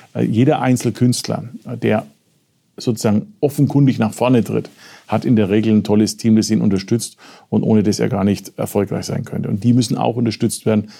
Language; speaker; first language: German; native; German